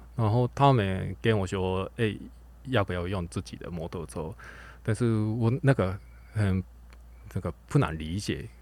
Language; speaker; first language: Chinese; non-native, fluent; Japanese